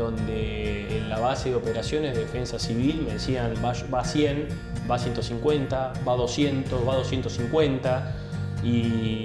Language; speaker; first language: Spanish; native; Spanish